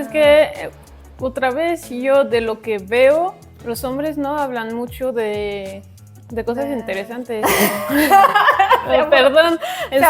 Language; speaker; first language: Spanish; non-native, fluent; French